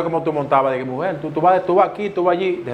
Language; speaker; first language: Spanish; native; Spanish